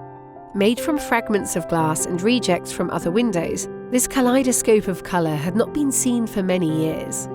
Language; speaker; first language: English; native; English